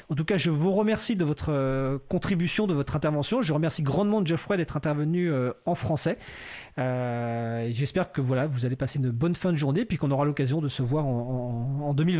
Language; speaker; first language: French; native; French